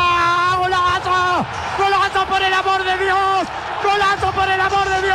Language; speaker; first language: Spanish; native; Spanish